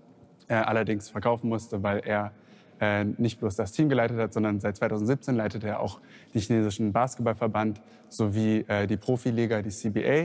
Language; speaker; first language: German; native; German